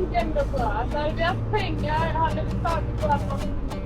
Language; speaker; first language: Swedish; native; Swedish